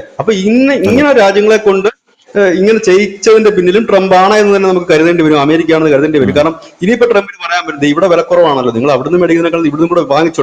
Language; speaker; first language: Malayalam; native; Malayalam